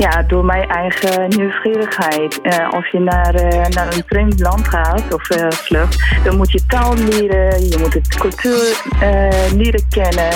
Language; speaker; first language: Dutch; non-native, fluent; Persian